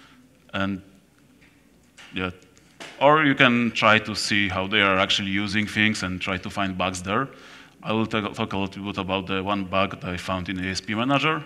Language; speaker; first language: English; non-native, fluent; Polish